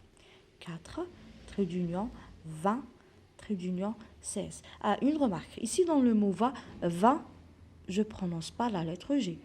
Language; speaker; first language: French; non-native, local second language; Arabic